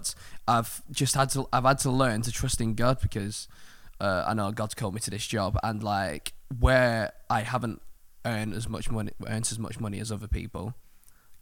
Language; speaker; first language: English; native; English